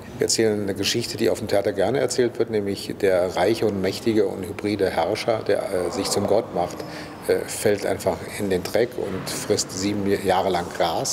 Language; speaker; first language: German; native; German